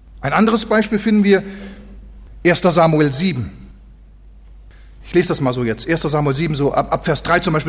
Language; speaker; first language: German; native; German